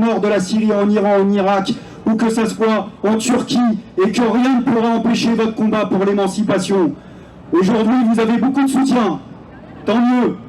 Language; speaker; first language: French; native; French